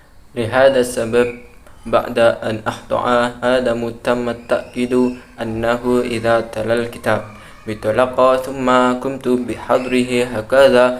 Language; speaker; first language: Arabic; non-native, learner; Indonesian